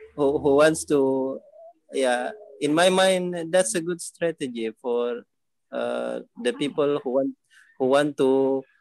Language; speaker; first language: English; non-native, fluent; Malay